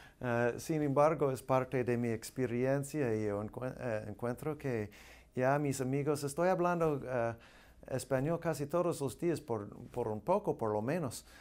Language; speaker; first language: Spanish; non-native, fluent; English